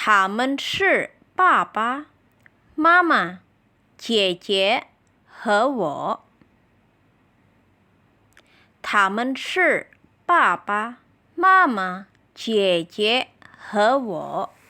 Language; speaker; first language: Chinese; non-native, fluent; Indonesian